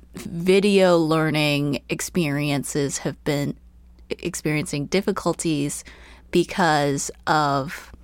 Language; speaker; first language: English; early bilingual, other home language; Chinese